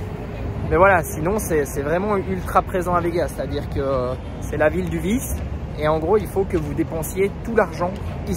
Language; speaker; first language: French; native; French